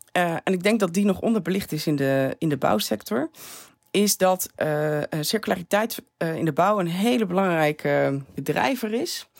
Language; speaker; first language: Dutch; native; Dutch